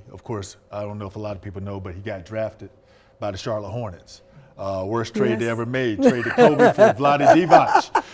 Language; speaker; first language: English; native; English